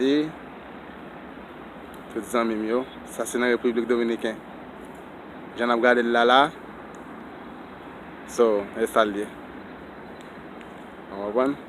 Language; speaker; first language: French; non-native, learner; Haitian Creole